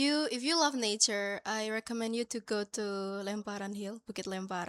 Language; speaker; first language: English; non-native, learner; Indonesian